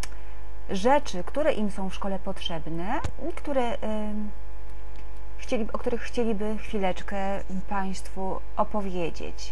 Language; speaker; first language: Polish; native; Polish